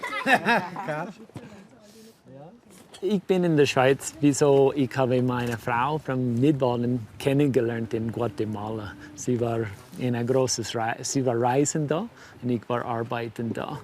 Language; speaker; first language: German; non-native, learner; English